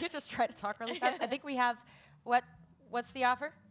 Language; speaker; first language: English; native; English